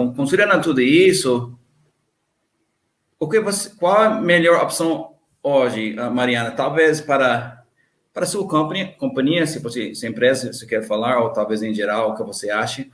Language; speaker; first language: Portuguese; non-native, learner; English